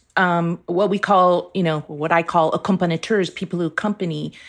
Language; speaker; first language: English; early bilingual, other home language; Persian